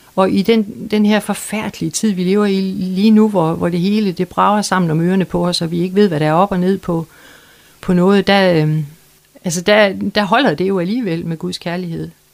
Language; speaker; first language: Danish; native; Danish